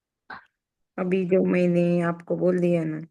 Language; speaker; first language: Hindi; non-native, local second language; Marathi